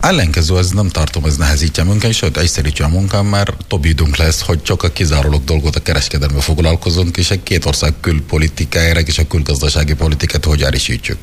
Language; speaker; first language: Hungarian; non-native, fluent; Arabic